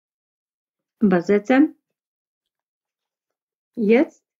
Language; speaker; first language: German; non-native, fluent; Russian